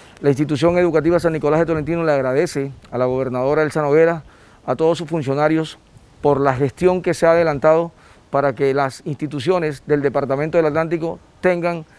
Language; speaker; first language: Spanish; native; Spanish